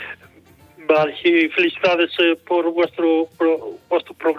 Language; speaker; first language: Spanish; non-native, local second language; Galician